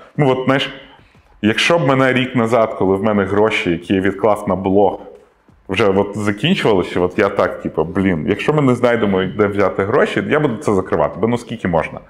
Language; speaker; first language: Ukrainian; non-native, local second language; Russian